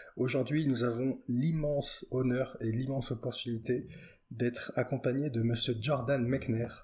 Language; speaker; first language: French; native; French